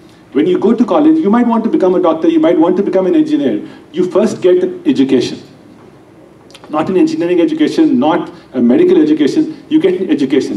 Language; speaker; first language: English; non-native, local second language; Urdu